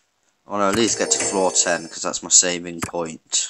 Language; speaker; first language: English; native; English